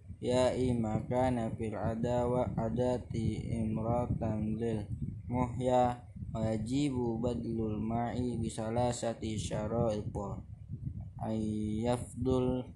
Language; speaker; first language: Arabic; non-native, learner; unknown